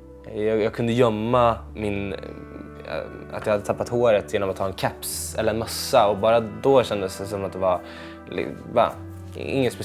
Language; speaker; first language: Swedish; native; Swedish